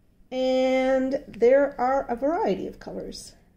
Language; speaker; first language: English; native; English